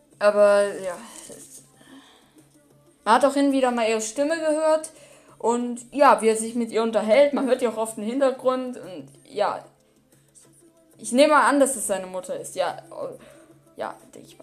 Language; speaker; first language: German; native; German